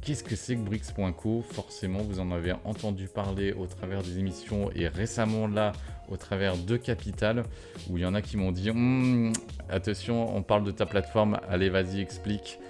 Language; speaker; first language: French; native; French